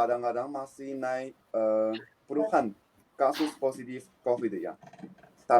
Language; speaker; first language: Indonesian; non-native, learner; Chinese